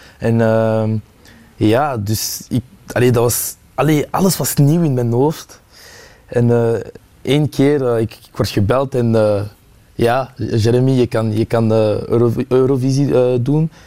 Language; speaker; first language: Dutch; non-native, local second language; French